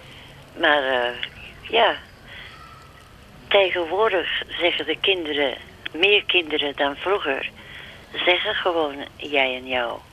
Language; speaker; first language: Dutch; early bilingual, other home language; English